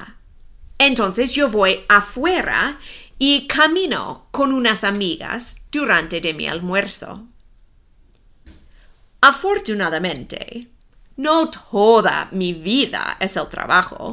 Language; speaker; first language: Spanish; non-native, fluent; English